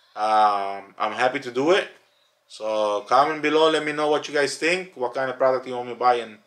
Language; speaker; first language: English; native; English